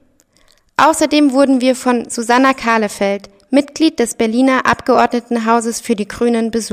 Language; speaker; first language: German; native; German